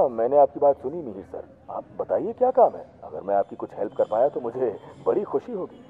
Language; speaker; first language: Hindi; native; Hindi